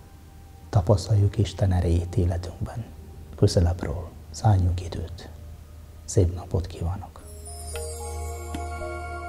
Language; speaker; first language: Hungarian; non-native, fluent; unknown